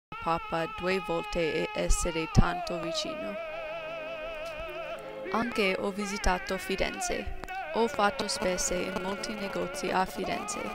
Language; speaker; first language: Italian; non-native, learner; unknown